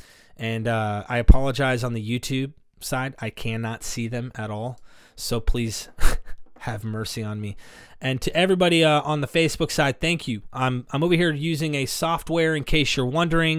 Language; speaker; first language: English; native; English